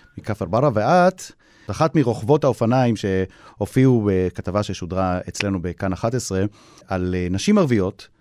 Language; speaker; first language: Hebrew; native; Hebrew